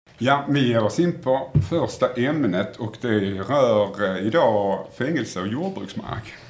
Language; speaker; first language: Swedish; native; Swedish